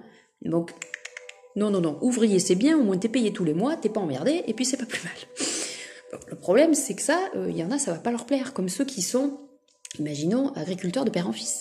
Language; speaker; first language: French; native; French